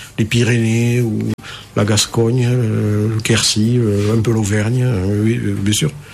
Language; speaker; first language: French; native; French